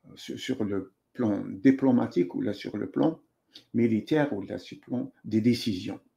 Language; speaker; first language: French; non-native, local second language; Arabic